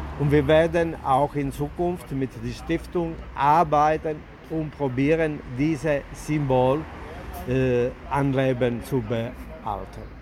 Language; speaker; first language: German; non-native, learner; Italian